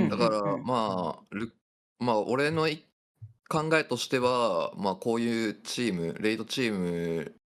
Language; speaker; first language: Japanese; native; Japanese